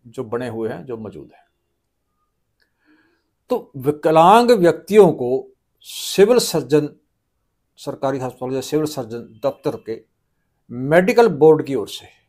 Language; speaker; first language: Hindi; non-native, local second language; Punjabi